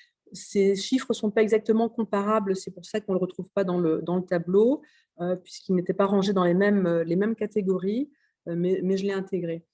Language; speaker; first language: French; native; French